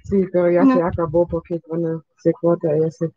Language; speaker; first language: Spanish; non-native, learner; German